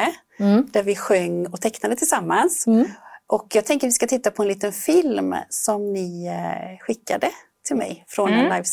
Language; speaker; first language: Swedish; native; Swedish